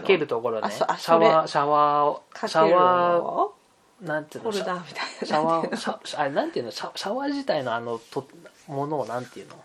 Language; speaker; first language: Japanese; native; Japanese